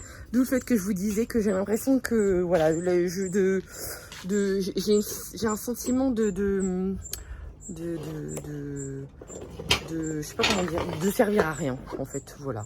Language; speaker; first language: French; native; French